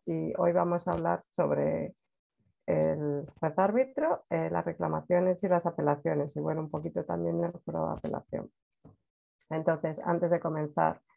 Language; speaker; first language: Spanish; native; Spanish